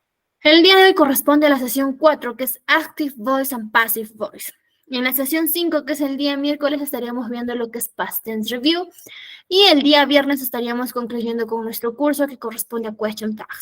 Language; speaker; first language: Spanish; native; Spanish